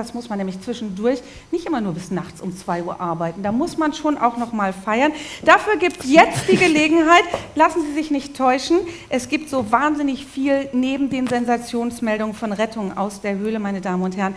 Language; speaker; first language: German; native; German